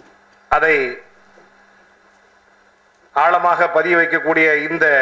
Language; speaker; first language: Tamil; native; Tamil